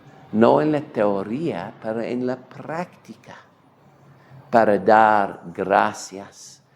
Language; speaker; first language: Spanish; non-native, fluent; English